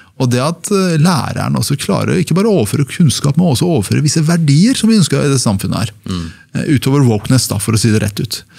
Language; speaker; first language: Norwegian; early bilingual, other home language; Persian